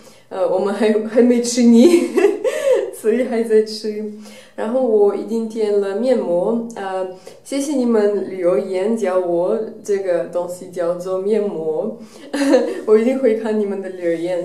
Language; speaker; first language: Chinese; non-native, fluent; Russian